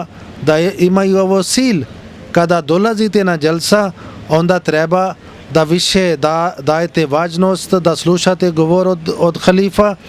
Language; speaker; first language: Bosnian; non-native, learner; Urdu